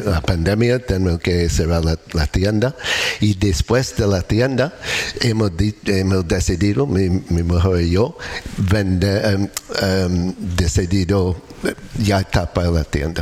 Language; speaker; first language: Spanish; non-native, learner; English